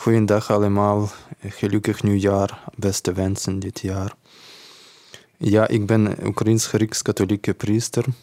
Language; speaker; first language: Dutch; non-native, learner; Ukrainian